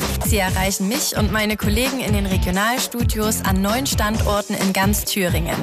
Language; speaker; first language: German; native; German